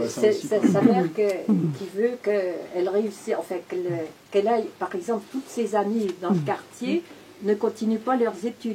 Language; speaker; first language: French; native; French